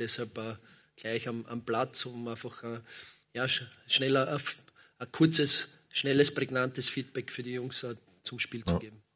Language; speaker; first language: German; native; German